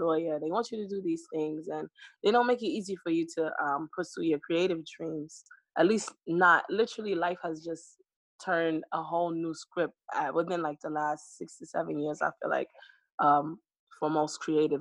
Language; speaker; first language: English; native; English